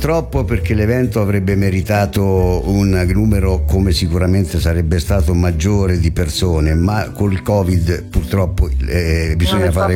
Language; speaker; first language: Italian; native; Italian